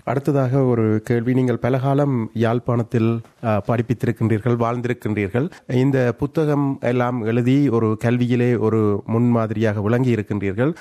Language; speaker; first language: Tamil; native; Tamil